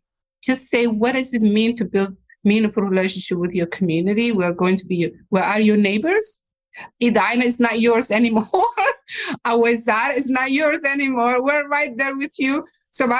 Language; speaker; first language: English; non-native, fluent; Somali